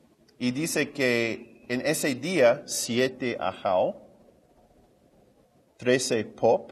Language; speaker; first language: Spanish; non-native, fluent; English